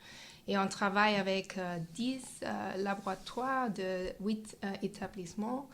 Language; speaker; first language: French; non-native, fluent; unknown